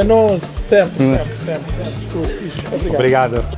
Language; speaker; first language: Portuguese; non-native, local second language; Kabuverdianu